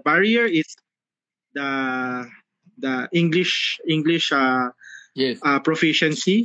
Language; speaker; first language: English; non-native, local second language; Filipino